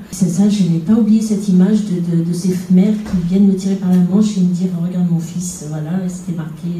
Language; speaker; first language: French; non-native, local second language; Arabic